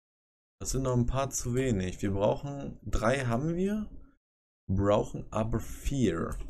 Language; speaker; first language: German; native; German